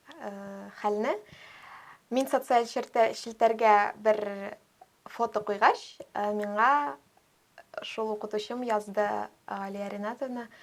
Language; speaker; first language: Tatar; native; Tatar